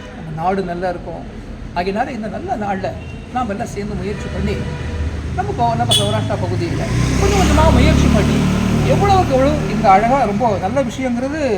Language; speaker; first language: Tamil; non-native, local second language; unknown